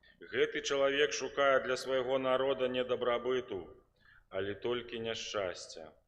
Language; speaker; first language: Belarusian; native; Belarusian